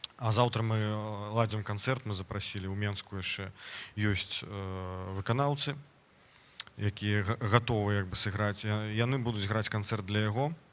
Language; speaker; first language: Belarusian; non-native, local second language; Russian